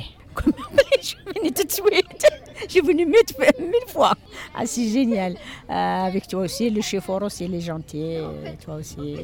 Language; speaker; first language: French; non-native, learner; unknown